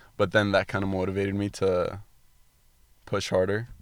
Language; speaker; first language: English; early bilingual, other home language; Arabic